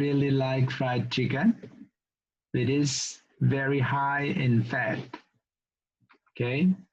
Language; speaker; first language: English; non-native, local second language; Indonesian